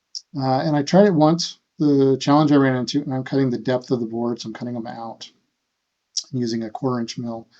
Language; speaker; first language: English; native; English